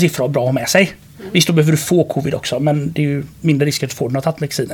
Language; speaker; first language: Swedish; native; Swedish